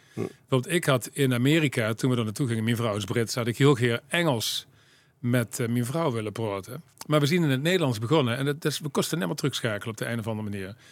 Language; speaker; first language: Dutch; native; Dutch